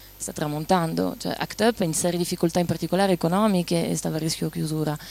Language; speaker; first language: Italian; non-native, fluent; French